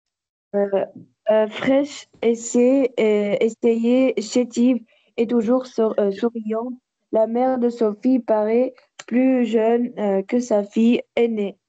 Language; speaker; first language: French; non-native, learner; Arabic